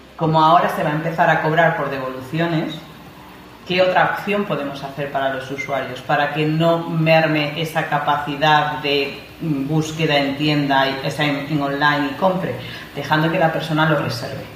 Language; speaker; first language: Spanish; native; Spanish